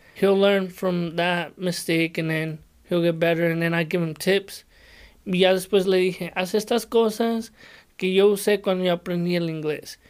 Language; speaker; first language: Spanish; native; Spanish